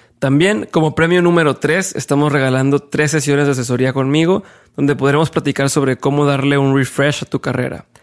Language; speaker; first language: Spanish; native; Spanish